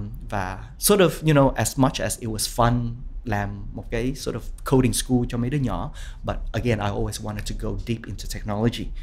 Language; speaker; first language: English; early bilingual, other home language; Vietnamese